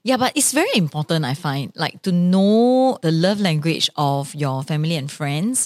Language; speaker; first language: English; non-native, local second language; Chinese